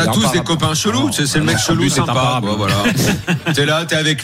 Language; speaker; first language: French; native; French